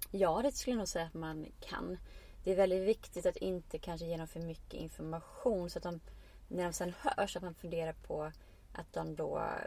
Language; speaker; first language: Swedish; non-native, fluent; Icelandic